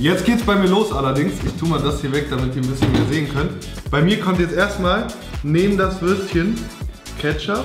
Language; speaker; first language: German; native; German